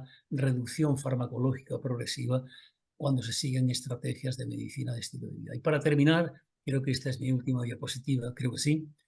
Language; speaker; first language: Spanish; native; Spanish